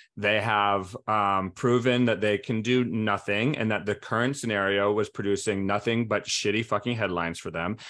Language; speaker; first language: English; native; English